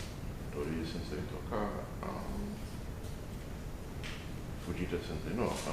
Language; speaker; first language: Japanese; non-native, learner; English